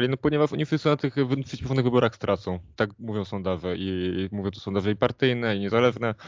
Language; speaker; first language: Polish; native; Polish